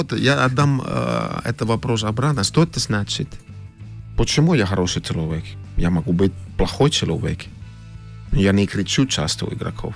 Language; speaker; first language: Russian; non-native, fluent; Finnish